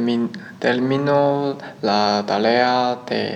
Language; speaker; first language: Spanish; non-native, learner; Chinese